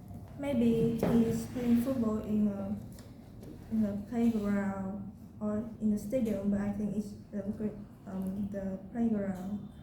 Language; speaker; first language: English; non-native, learner; Vietnamese